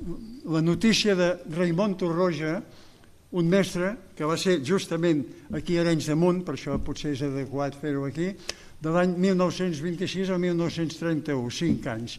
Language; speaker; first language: Catalan; native; Catalan